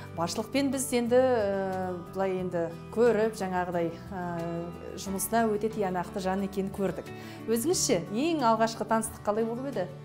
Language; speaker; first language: Kazakh; native; Kazakh